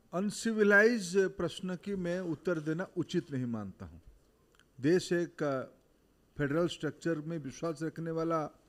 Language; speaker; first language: Hindi; non-native, local second language; Odia